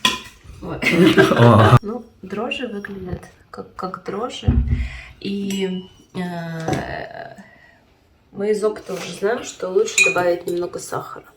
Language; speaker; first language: Russian; non-native, fluent; Ukrainian